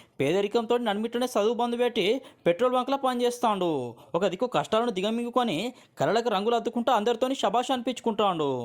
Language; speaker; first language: Telugu; native; Telugu